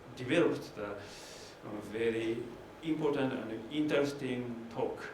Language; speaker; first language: English; non-native, learner; Japanese